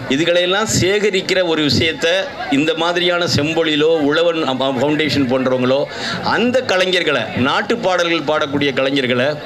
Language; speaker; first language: Tamil; native; Tamil